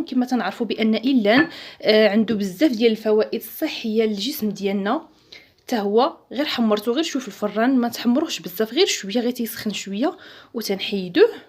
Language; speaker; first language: Arabic; native; Arabic